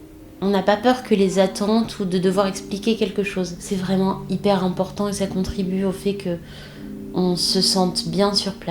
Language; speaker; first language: French; native; French